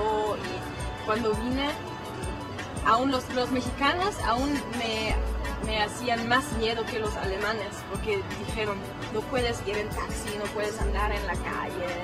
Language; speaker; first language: Spanish; non-native, fluent; German